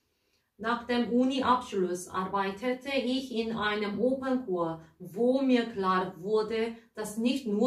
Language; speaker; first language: German; non-native, learner; Korean